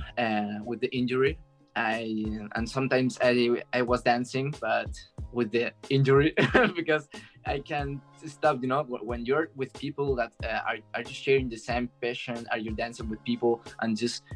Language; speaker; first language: English; non-native, learner; Spanish